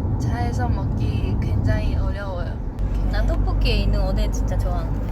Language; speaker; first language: Korean; non-native, fluent; Japanese